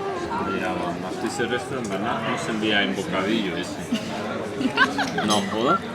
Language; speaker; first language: German; non-native, learner; Spanish